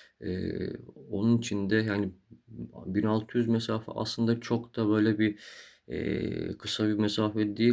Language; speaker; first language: Turkish; native; Turkish